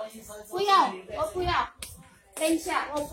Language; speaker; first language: Chinese; non-native, learner; Indonesian